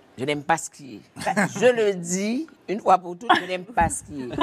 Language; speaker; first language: French; native; French